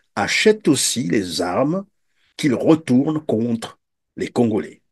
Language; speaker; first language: French; non-native, local second language; Lingala